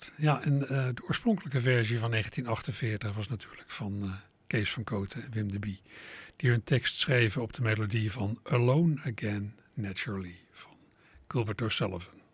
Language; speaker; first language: Dutch; native; Dutch